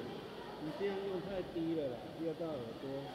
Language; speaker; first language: Chinese; native; Chinese